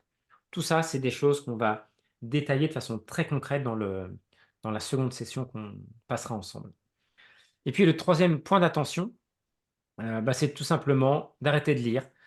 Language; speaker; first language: French; native; French